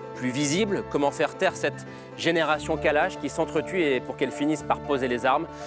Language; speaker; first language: French; native; French